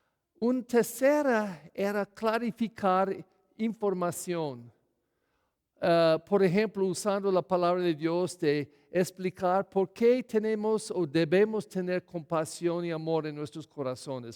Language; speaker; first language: Spanish; non-native, fluent; English